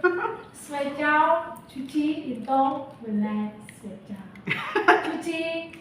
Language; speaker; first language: Chinese; non-native, learner; Indonesian